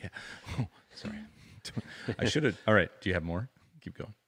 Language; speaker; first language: English; native; English